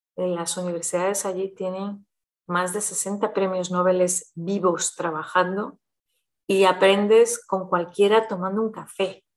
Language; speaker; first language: Spanish; early bilingual, heritage; Spanish